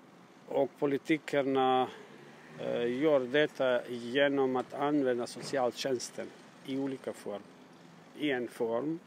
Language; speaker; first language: Swedish; non-native, learner; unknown